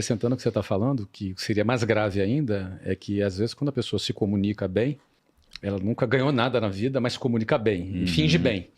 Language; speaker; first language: Portuguese; native; Portuguese